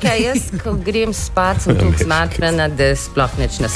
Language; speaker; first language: Slovenian; early bilingual, heritage; Slovenian